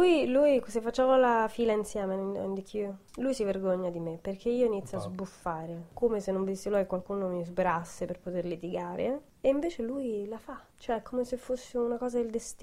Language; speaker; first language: Italian; native; Italian